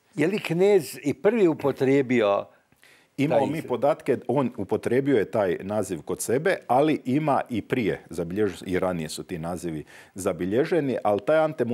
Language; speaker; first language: Croatian; native; Croatian